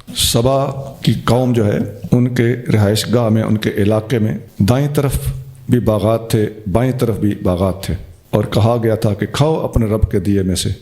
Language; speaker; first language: Urdu; non-native, local second language; Punjabi